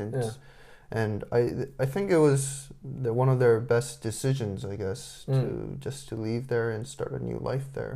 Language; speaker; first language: English; non-native, fluent; Japanese